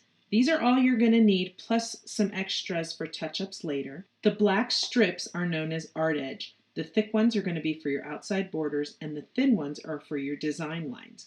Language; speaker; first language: English; native; English